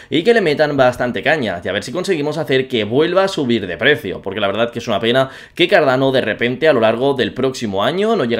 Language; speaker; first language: Spanish; native; Spanish